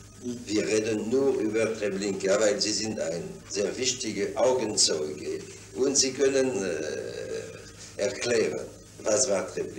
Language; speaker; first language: German; non-native, fluent; French